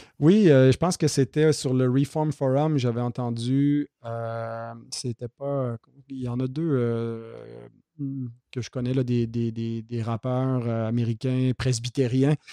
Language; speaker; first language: French; native; French